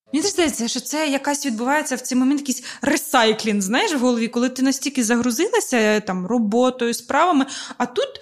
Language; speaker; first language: Ukrainian; non-native, local second language; Russian